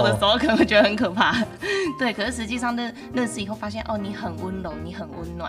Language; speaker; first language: Chinese; native; Chinese